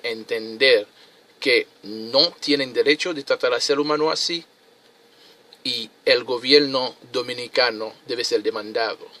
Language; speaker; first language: Spanish; non-native, fluent; Haitian Creole